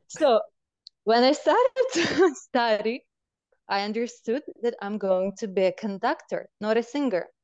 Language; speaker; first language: English; non-native, fluent; Russian